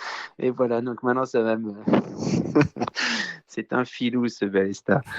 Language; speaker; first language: French; native; French